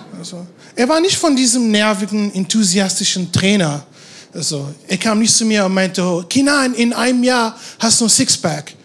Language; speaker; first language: German; non-native, fluent; Arabic